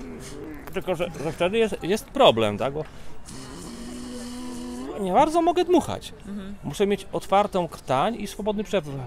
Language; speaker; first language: Polish; native; Polish